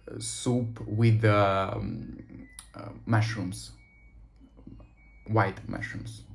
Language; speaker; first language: English; non-native, learner; Russian